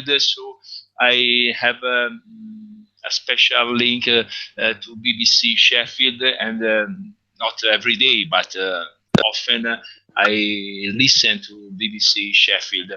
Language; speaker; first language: English; non-native, fluent; Italian